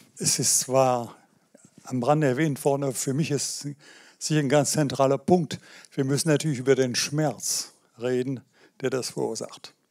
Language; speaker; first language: German; non-native, fluent; French